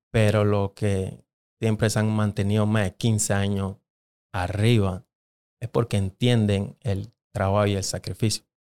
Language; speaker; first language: Spanish; non-native, local second language; Jamaican Creole English